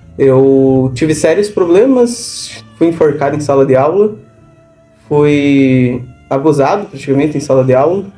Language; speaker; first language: Portuguese; native; Portuguese